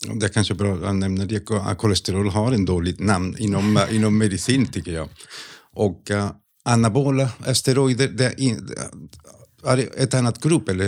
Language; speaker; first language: Swedish; non-native, fluent; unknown